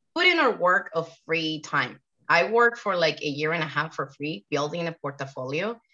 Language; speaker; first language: English; non-native, fluent; Spanish